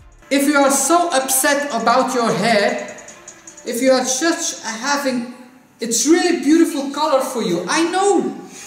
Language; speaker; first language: English; non-native, fluent; Dutch